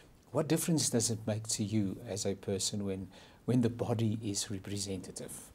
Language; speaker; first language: English; non-native, local second language; Afrikaans